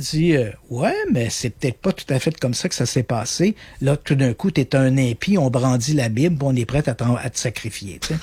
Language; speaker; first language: French; native; French